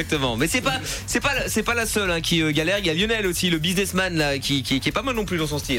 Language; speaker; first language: French; native; French